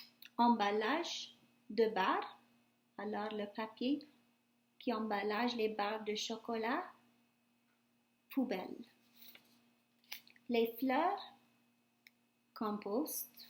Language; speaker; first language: French; non-native, fluent; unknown